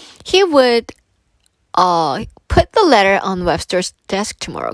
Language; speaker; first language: English; non-native, fluent; Korean